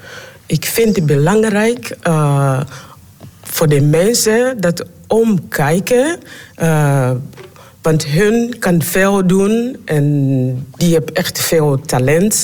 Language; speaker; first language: Dutch; non-native, learner; Swahili